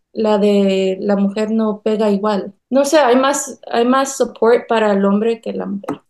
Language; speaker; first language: Spanish; early bilingual, heritage; Spanish